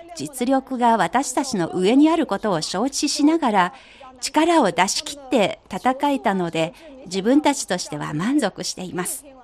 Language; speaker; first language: Japanese; non-native, fluent; Chinese